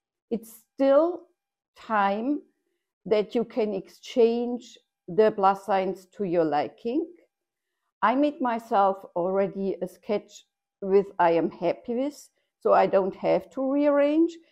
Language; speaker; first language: English; non-native, fluent; German